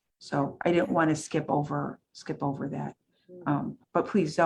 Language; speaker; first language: English; native; English